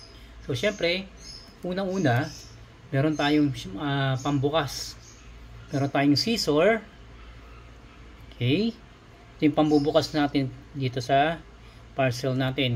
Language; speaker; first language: Filipino; native; Filipino